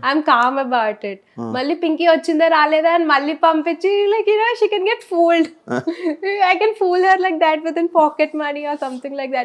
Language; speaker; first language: English; non-native, local second language; Telugu